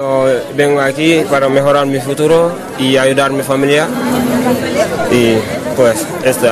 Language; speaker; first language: Spanish; non-native, learner; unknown